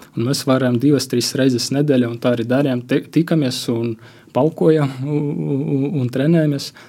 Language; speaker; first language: Latvian; non-native, local second language; Russian